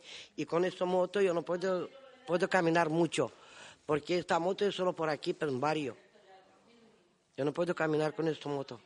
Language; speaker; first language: Spanish; non-native, learner; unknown